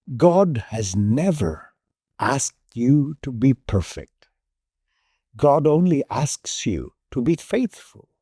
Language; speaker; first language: English; non-native, local second language; Filipino